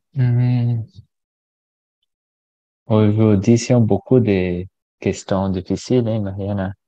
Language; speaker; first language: French; non-native, learner; Portuguese